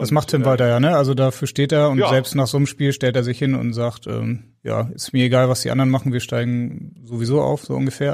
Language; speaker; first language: German; native; German